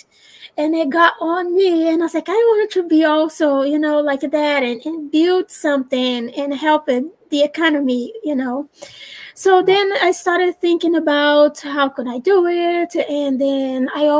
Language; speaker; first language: English; non-native, fluent; Portuguese